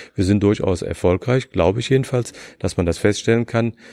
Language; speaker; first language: German; native; German